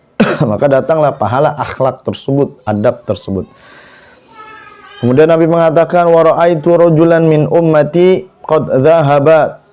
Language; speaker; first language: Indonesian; native; Indonesian